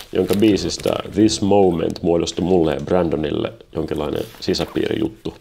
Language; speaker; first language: Finnish; native; Finnish